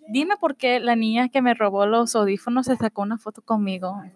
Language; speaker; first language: Spanish; early bilingual, heritage; Spanish